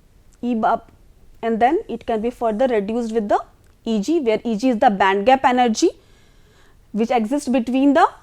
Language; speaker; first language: English; non-native, local second language; Hindi